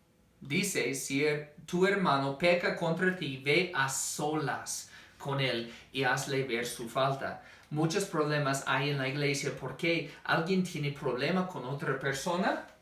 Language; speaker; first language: Spanish; non-native, fluent; English